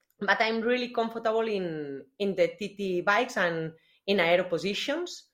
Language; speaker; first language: English; non-native, learner; Spanish